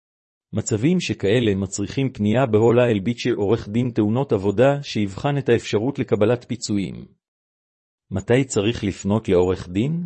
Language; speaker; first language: Hebrew; native; Hebrew